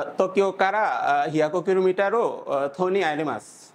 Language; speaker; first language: Japanese; non-native, learner; Bangla